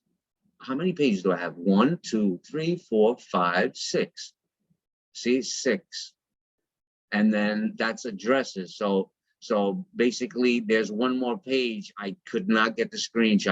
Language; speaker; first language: English; native; English